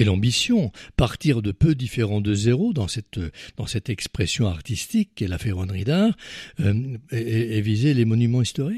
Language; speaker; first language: French; native; French